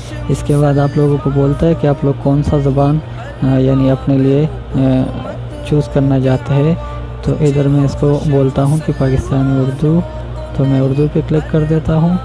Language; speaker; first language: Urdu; non-native, local second language; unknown